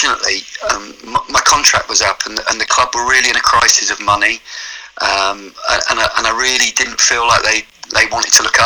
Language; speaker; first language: English; native; English